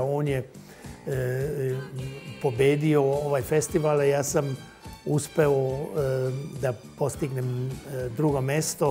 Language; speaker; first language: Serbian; non-native, local second language; Hungarian